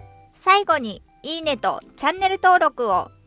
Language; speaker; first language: Japanese; non-native, fluent; Korean